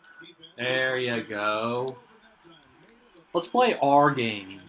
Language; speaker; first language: English; native; English